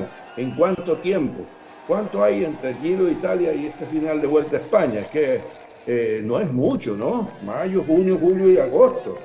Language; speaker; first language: Spanish; native; Spanish